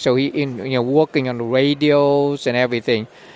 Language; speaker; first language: English; non-native, learner; Vietnamese